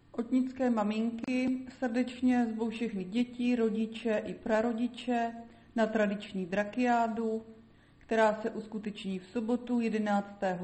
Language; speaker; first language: Czech; native; Czech